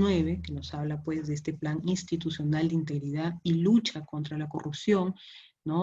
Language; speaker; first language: Spanish; native; Spanish